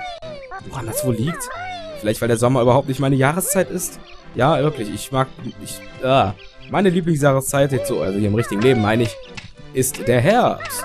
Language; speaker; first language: German; native; German